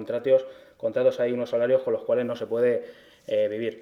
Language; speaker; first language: Spanish; native; Spanish